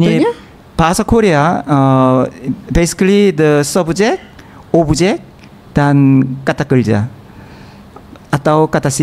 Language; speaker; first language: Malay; non-native, learner; Korean